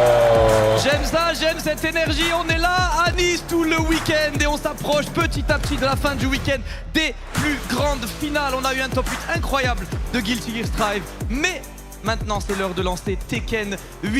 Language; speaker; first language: French; native; French